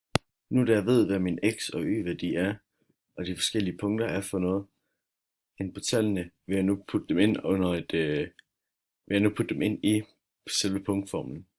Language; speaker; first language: Danish; native; Danish